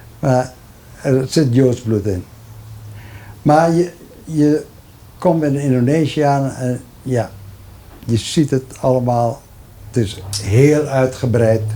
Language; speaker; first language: Dutch; early bilingual, other home language; Javanese